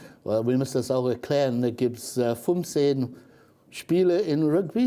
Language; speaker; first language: German; non-native, fluent; English